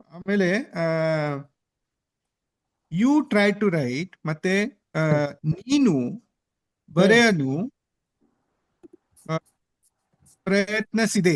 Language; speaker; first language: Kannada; non-native, learner; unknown